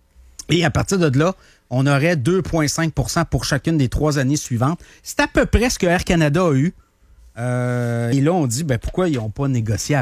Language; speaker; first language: French; native; French